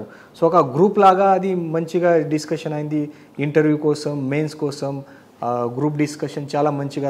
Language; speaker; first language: Telugu; non-native, learner; Marathi